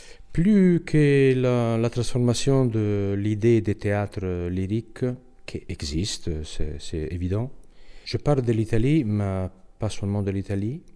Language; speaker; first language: French; non-native, learner; Italian